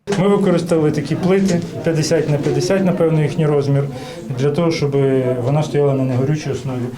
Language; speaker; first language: Ukrainian; native; Ukrainian